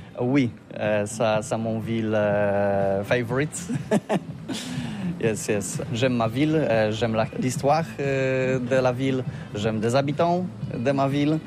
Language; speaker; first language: French; non-native, learner; Polish